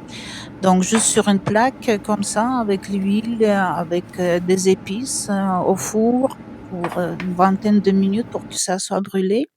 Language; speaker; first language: French; non-native, fluent; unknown